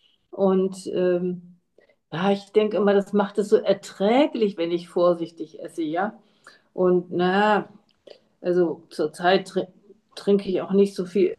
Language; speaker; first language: German; native; German